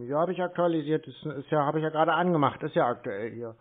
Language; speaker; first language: German; native; German